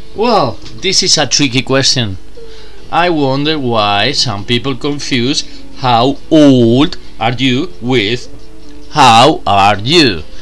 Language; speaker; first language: English; non-native, fluent; Spanish